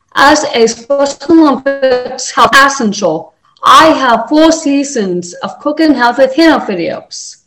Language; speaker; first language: English; native; English